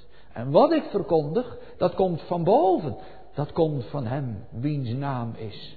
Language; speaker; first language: Dutch; native; Dutch